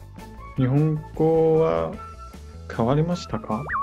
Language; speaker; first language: Japanese; non-native, learner; Chinese